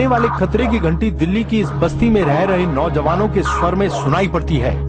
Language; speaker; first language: Hindi; native; Hindi